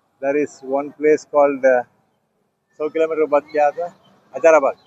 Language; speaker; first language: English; non-native, local second language; Tamil